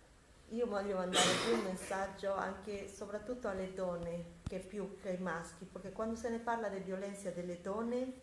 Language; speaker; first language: Italian; non-native, fluent; Spanish